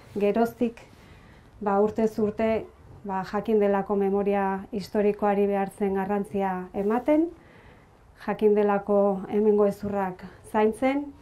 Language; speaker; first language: Basque; native; Basque